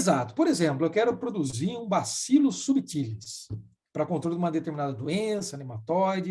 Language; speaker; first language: Portuguese; native; Portuguese